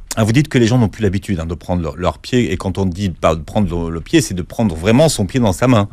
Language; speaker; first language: French; native; French